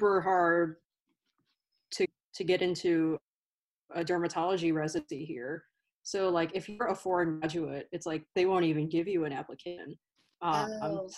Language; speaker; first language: English; native; English